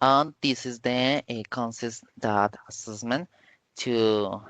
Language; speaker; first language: English; non-native, learner; Spanish